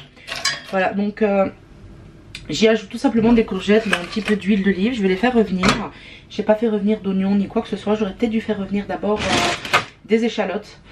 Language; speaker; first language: French; native; French